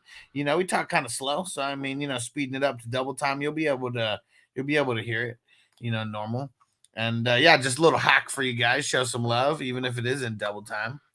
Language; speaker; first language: English; native; English